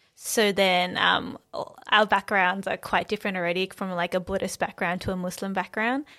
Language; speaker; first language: English; native; English